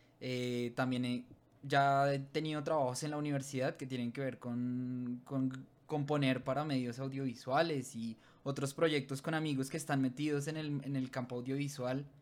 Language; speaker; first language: Spanish; native; Spanish